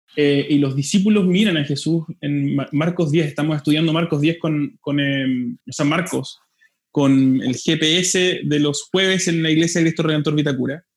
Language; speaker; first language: Spanish; native; Spanish